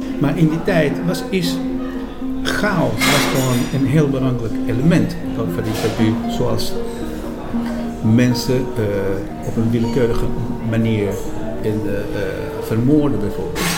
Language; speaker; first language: Dutch; non-native, fluent; Spanish